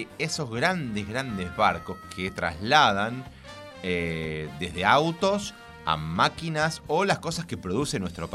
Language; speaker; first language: Spanish; native; Spanish